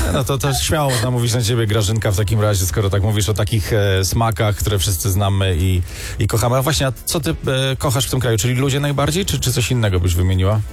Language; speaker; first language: Polish; native; Polish